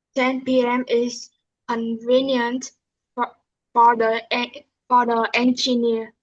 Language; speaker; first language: English; non-native, learner; Vietnamese